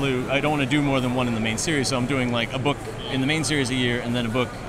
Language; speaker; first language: English; native; English